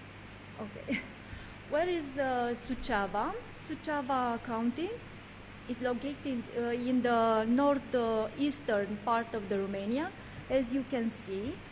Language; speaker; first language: English; non-native, learner; Romanian